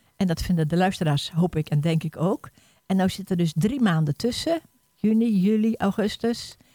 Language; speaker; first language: Dutch; native; Dutch